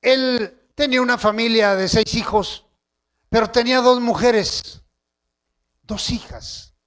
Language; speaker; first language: Spanish; native; Spanish